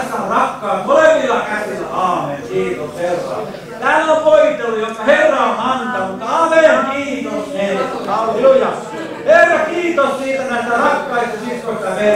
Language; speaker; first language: Finnish; native; Finnish